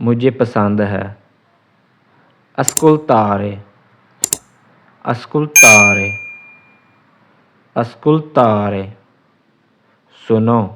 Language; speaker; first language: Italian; non-native, fluent; Urdu